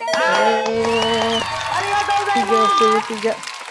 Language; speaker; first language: Japanese; non-native, fluent; Indonesian